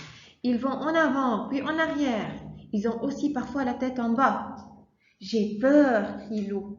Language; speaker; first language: French; non-native, fluent; Arabic